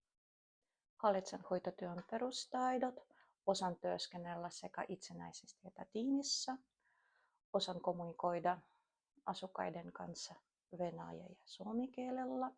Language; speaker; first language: Finnish; non-native, learner; Russian